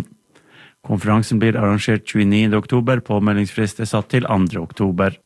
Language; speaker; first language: Norwegian; native; Norwegian